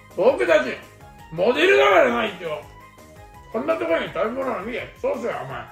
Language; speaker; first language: Japanese; early bilingual, other home language; Turkish